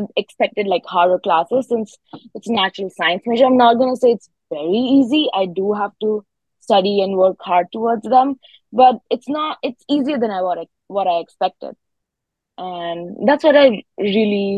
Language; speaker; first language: English; non-native, local second language; Hindi